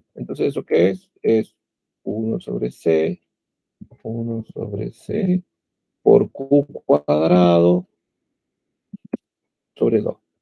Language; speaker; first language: Spanish; native; Spanish